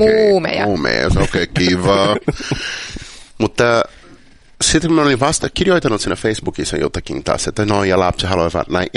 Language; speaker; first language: Finnish; non-native, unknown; Portuguese